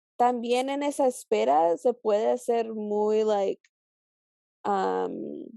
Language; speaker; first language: Spanish; early bilingual, heritage; Spanish